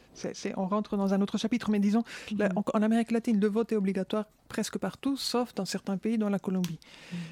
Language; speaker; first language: French; non-native, fluent; Spanish